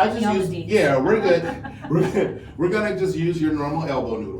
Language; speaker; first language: English; native; English